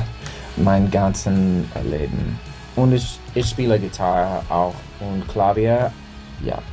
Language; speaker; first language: German; non-native, learner; English